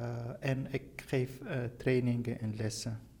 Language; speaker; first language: Dutch; non-native, fluent; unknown